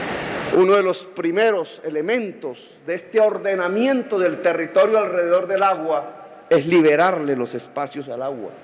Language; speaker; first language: Spanish; native; Spanish